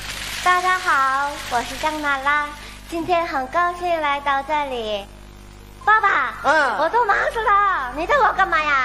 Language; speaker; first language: Chinese; non-native, fluent; Korean